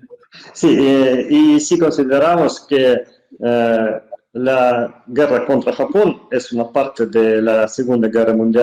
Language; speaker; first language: Spanish; non-native, fluent; Russian